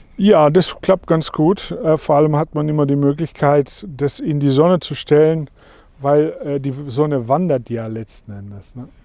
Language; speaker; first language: German; non-native, fluent; Portuguese